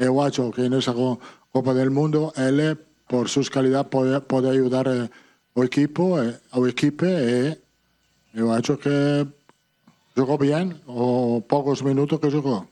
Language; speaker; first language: Portuguese; non-native, fluent; Italian